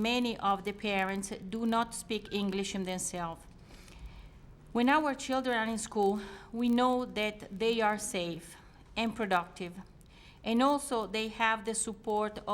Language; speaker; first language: English; non-native, learner; Italian